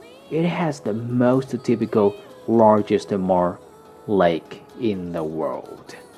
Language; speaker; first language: English; non-native, fluent; Chinese